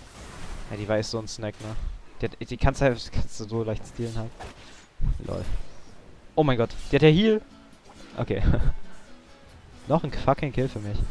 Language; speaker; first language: German; native; German